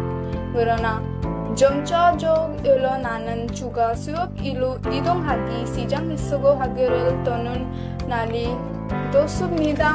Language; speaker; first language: Korean; non-native, learner; Hindi